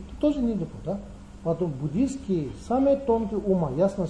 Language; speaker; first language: Russian; non-native, learner; Tibetan